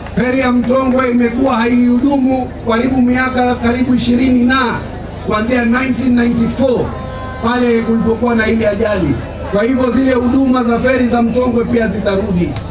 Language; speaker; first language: Swahili; native; Swahili